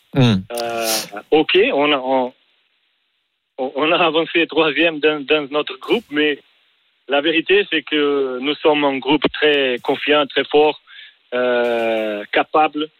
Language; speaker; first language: French; non-native, learner; Portuguese